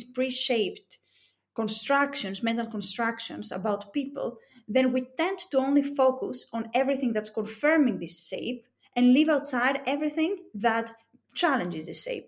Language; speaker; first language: English; non-native, fluent; Greek